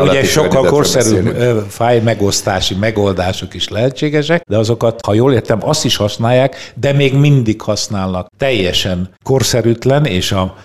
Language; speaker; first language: Hungarian; native; Hungarian